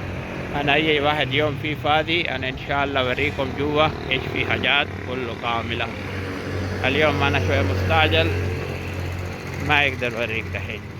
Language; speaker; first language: Arabic; non-native, learner; Urdu